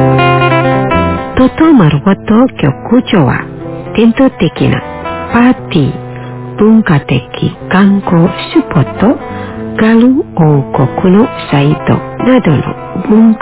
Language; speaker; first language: Japanese; non-native, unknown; Indonesian